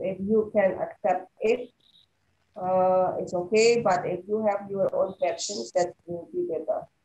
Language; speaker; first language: English; non-native, fluent; Indonesian